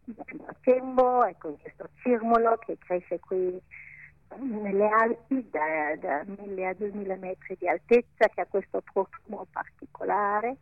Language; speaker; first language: Italian; non-native, local second language; Ladin